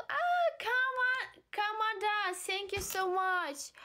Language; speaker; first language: English; non-native, learner; Russian